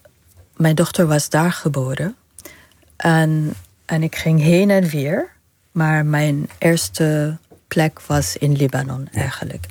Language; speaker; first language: Dutch; non-native, fluent; Arabic